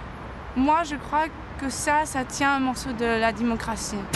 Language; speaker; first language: French; non-native, fluent; Greek